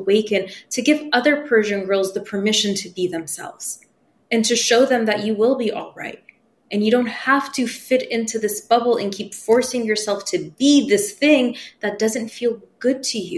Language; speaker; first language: English; early bilingual, other home language; Persian